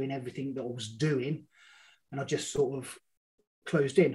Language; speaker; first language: English; native; English